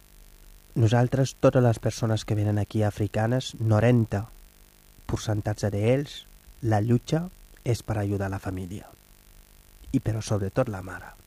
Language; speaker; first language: Catalan; non-native, fluent; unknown